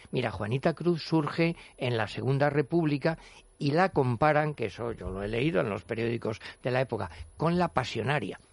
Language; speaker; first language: Spanish; native; Spanish